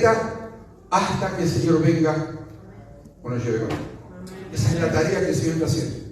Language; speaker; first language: Spanish; native; Spanish